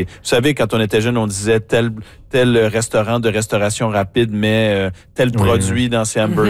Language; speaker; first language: French; native; French